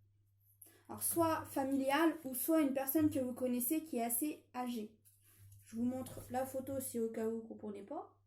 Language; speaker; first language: French; native; French